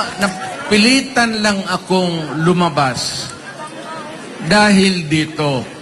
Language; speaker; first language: Filipino; non-native, local second language; Cebuano